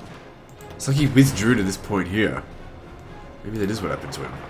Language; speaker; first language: English; native; English